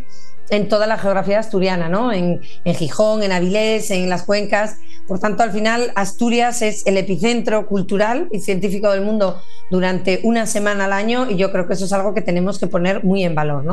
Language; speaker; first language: Spanish; native; Spanish